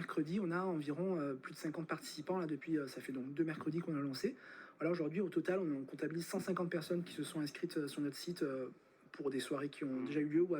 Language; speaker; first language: French; native; French